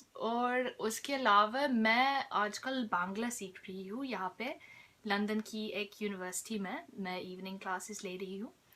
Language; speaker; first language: Hindi; non-native, fluent; English